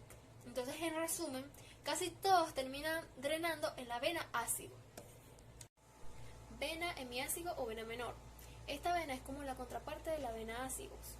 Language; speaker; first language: Spanish; native; Spanish